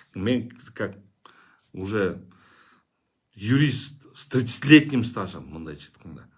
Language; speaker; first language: Russian; non-native, local second language; Kyrgyz